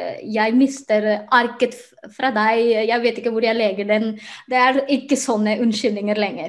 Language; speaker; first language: Norwegian; non-native, fluent; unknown